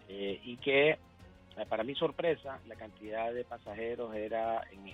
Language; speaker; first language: Spanish; native; Spanish